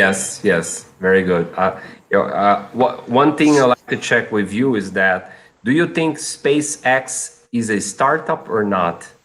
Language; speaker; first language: English; non-native, fluent; Portuguese